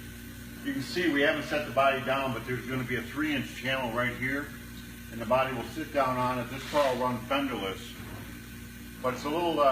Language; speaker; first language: English; native; English